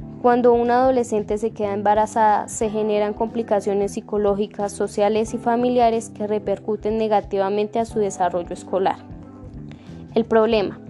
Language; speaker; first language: Spanish; native; Spanish